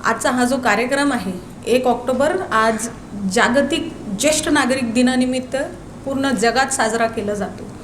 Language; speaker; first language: Marathi; non-native, local second language; Hindi